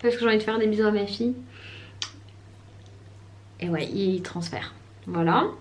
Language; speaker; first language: French; native; French